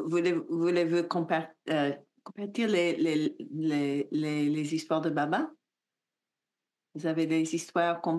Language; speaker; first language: French; non-native, learner; Spanish